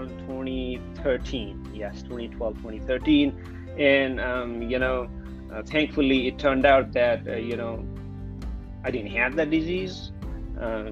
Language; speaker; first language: English; non-native, local second language; Nepali